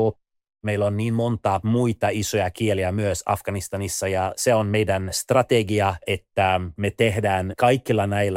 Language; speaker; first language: Finnish; early bilingual, other home language; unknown